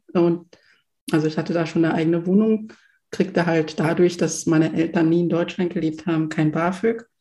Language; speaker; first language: German; early bilingual, other home language; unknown